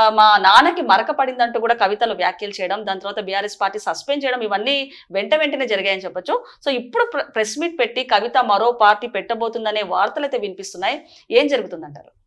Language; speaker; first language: Telugu; native; Telugu